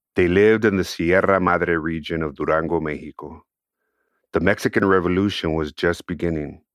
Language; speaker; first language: English; native; English